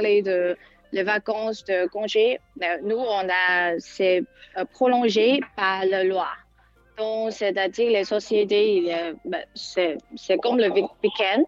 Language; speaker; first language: French; non-native, fluent; Chinese